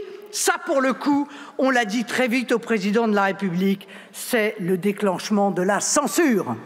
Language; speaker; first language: French; native; French